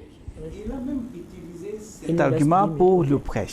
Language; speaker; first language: French; non-native, fluent; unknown